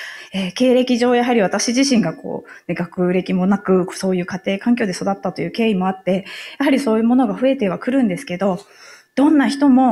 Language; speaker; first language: Japanese; native; Japanese